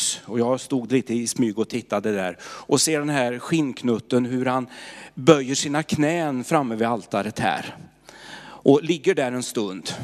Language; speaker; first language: Swedish; native; Swedish